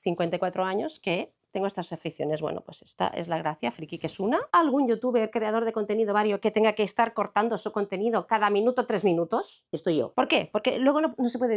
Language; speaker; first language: Spanish; native; Spanish